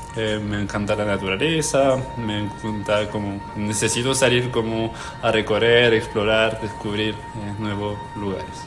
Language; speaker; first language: Spanish; non-native, fluent; French